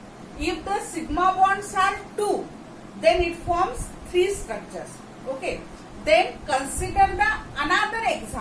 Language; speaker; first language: English; non-native, local second language; Marathi